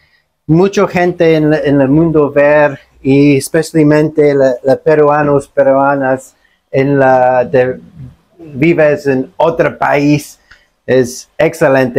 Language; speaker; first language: Spanish; non-native, learner; English